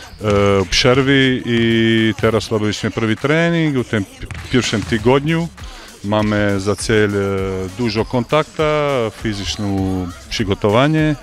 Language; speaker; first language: Polish; non-native, learner; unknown